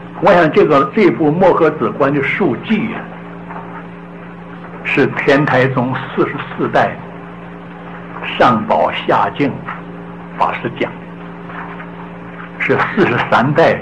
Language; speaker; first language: Chinese; native; Chinese